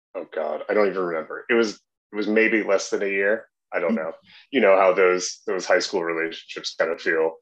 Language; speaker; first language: English; native; English